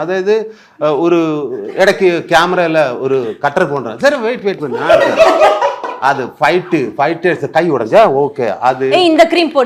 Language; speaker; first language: Tamil; non-native, learner; Malayalam